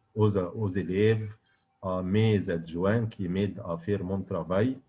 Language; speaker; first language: French; non-native, fluent; Arabic